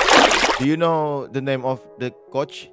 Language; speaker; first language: English; non-native, fluent; Indonesian